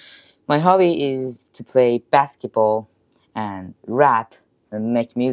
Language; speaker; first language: English; non-native, learner; Chinese